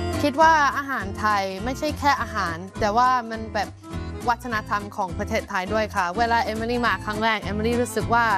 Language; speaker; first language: Thai; non-native, fluent; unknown